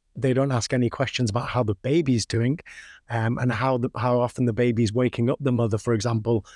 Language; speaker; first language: English; native; English